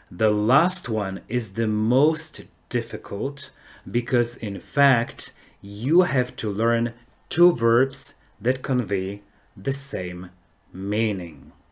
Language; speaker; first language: English; non-native, fluent; Polish